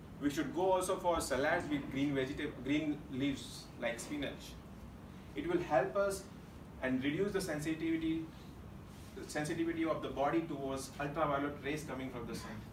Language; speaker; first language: English; non-native, local second language; Gujarati